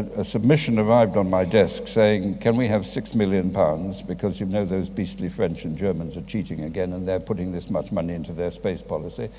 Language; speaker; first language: English; native; English